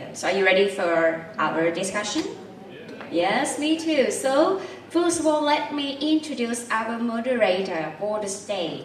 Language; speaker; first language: English; non-native, fluent; Thai